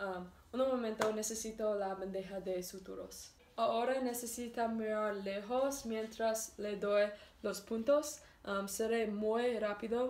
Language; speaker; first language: Spanish; non-native, learner; English